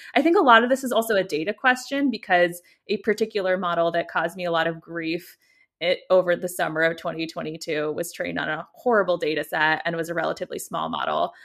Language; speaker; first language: English; native; English